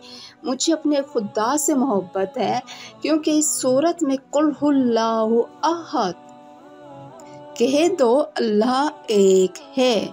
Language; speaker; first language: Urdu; native; Urdu